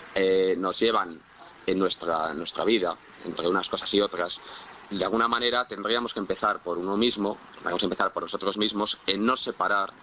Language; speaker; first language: Spanish; native; Spanish